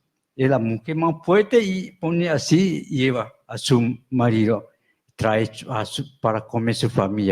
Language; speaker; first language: Spanish; non-native, local second language; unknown